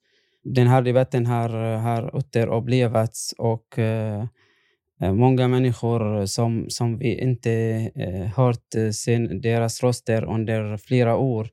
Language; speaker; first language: Swedish; non-native, fluent; Arabic